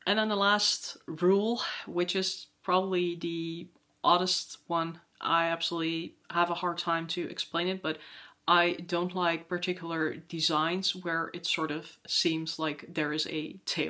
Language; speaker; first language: English; non-native, fluent; Dutch